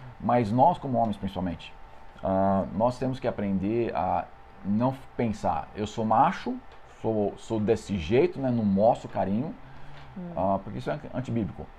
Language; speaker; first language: Portuguese; non-native, fluent; English